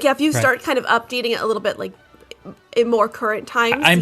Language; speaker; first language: English; native; English